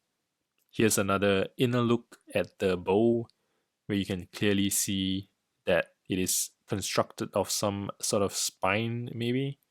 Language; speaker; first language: English; native; English